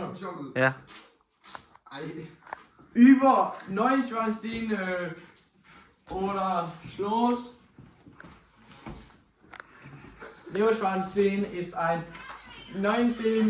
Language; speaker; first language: German; non-native, learner; Danish